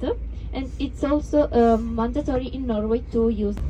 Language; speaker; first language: English; non-native, fluent; Spanish